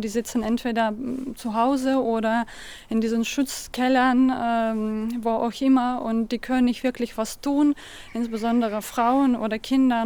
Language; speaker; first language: German; non-native, fluent; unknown